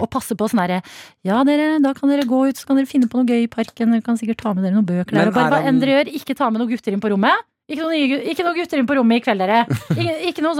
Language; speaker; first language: Norwegian; native; Norwegian